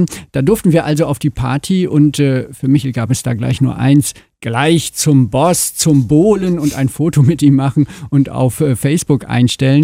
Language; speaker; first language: German; native; German